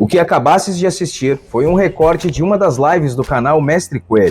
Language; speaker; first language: Portuguese; native; Portuguese